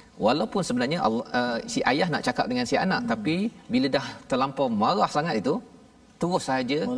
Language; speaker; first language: Malay; native; Malay